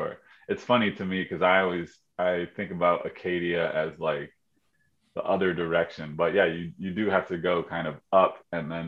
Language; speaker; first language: English; native; English